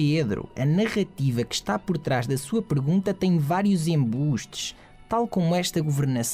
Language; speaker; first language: Portuguese; native; Portuguese